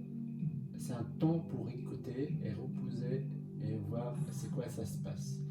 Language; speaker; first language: French; non-native, learner; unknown